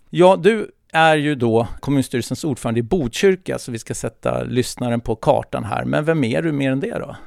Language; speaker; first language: Swedish; native; Swedish